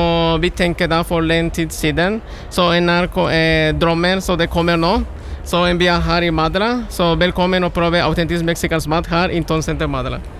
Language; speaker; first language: Norwegian; non-native, learner; Spanish